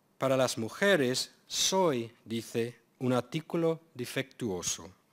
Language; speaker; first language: Spanish; non-native, fluent; English